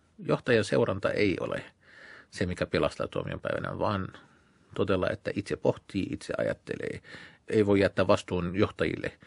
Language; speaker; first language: Finnish; non-native, fluent; Arabic